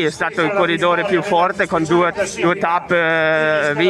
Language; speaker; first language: Italian; non-native, fluent; Danish